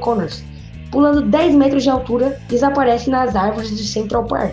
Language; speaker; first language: Portuguese; native; Portuguese